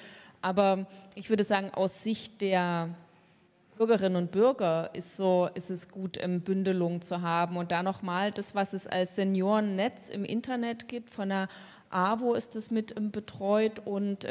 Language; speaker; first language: German; native; German